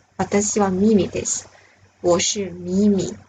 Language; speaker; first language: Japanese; non-native, fluent; Chinese